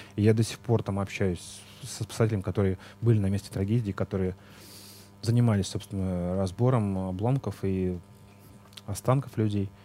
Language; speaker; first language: Russian; native; Russian